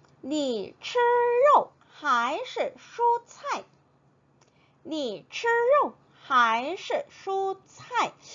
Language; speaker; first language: Chinese; non-native, fluent; Korean